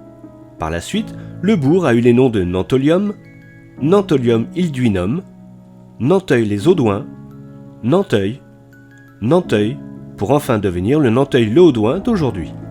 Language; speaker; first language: French; native; French